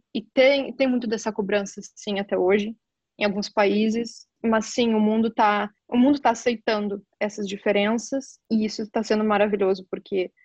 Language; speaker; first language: Portuguese; native; Portuguese